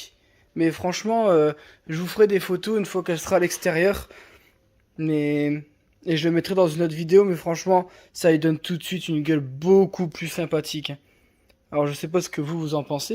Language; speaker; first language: French; native; French